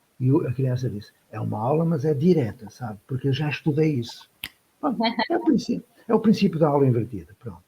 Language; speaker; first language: Portuguese; native; Portuguese